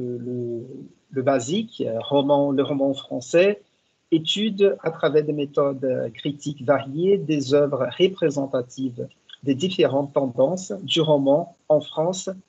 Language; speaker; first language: French; non-native, fluent; Portuguese